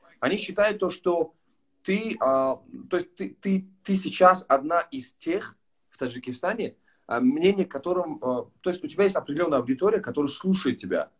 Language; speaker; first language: Russian; non-native, local second language; Tajik